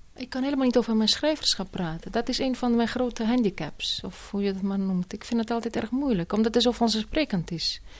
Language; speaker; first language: Dutch; non-native, fluent; Russian